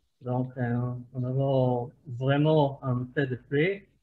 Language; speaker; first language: French; non-native, fluent; Hebrew